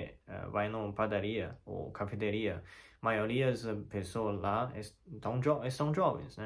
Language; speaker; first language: Portuguese; non-native, learner; Chinese